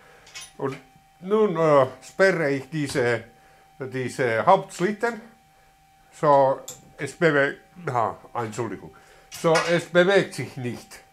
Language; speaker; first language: German; non-native, learner; Finnish